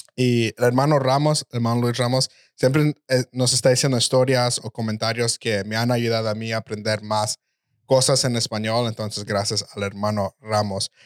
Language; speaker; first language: Spanish; early bilingual, heritage; Spanish